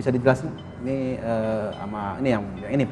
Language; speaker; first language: Indonesian; native; Indonesian